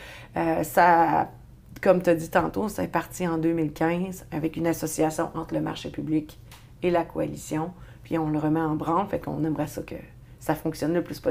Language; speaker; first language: French; native; French